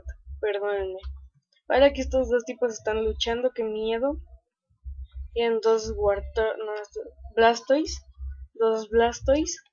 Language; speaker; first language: Spanish; native; Spanish